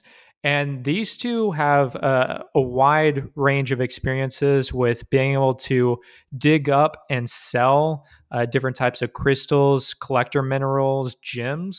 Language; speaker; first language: English; native; English